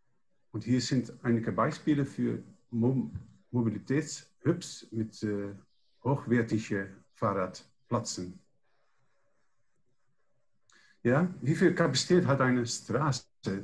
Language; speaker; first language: German; non-native, learner; Dutch